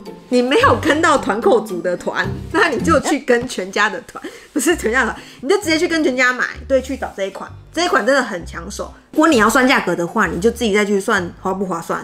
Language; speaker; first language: Chinese; native; Chinese